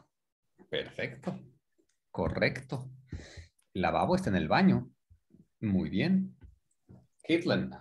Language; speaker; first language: Spanish; non-native, fluent; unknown